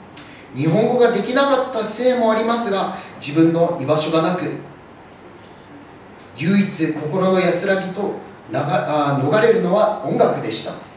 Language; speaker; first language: Japanese; early bilingual, other home language; English